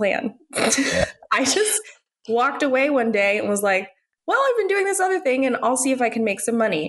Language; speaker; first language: English; native; English